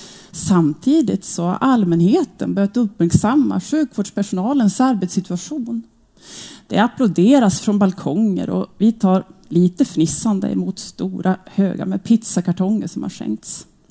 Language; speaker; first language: Swedish; native; Swedish